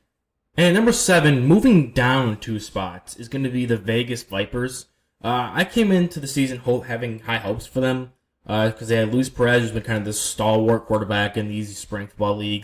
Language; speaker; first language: English; native; English